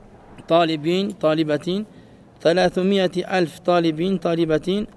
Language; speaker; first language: Arabic; non-native, fluent; French